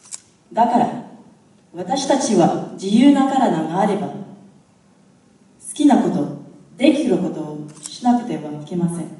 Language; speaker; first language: Japanese; non-native, fluent; English